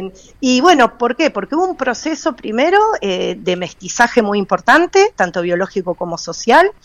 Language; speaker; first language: Spanish; native; Spanish